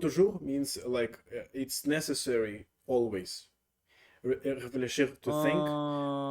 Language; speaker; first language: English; non-native, fluent; Russian